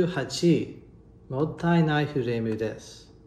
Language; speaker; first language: Japanese; non-native, learner; English